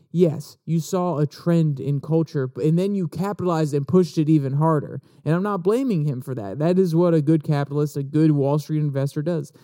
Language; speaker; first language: English; native; English